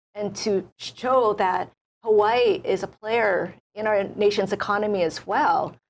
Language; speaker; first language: English; native; English